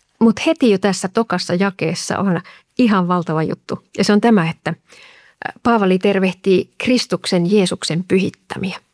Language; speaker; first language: Finnish; native; Finnish